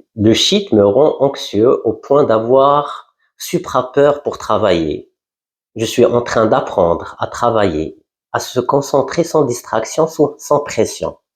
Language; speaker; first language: French; non-native, local second language; Arabic